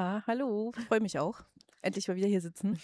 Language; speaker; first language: German; native; German